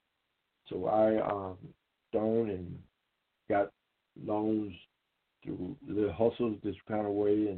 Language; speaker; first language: English; native; English